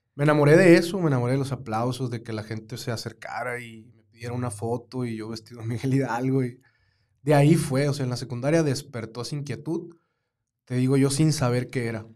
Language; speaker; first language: Spanish; native; Spanish